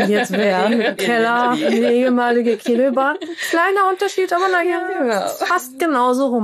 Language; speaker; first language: German; native; German